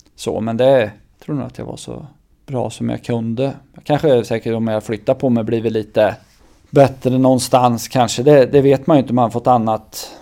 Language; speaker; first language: Swedish; native; Swedish